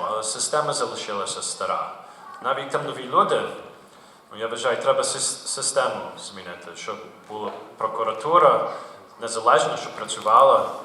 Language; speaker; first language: Ukrainian; early bilingual, heritage; Ukrainian